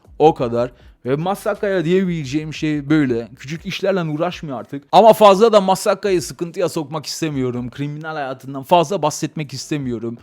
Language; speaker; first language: Turkish; early bilingual, heritage; Turkish